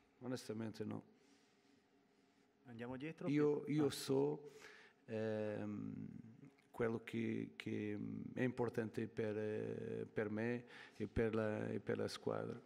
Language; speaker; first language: Italian; non-native, learner; Portuguese